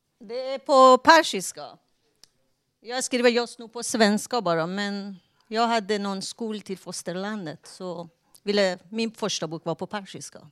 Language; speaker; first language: Swedish; non-native, fluent; Persian